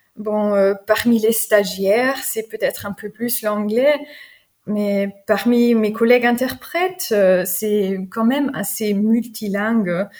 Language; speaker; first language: French; non-native, fluent; German